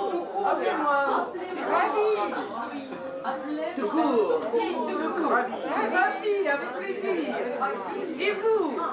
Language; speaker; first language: French; non-native, learner; Russian